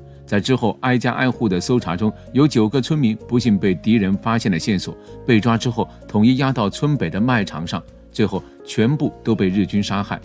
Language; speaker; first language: Chinese; native; Chinese